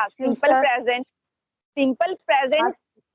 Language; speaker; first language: Hindi; native; Hindi